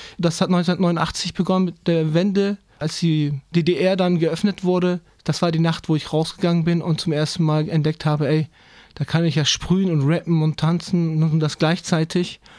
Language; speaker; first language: German; early bilingual, other home language; Turkish